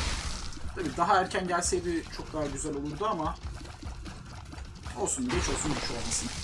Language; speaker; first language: Turkish; native; Turkish